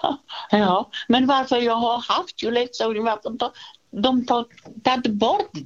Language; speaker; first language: Swedish; non-native, fluent; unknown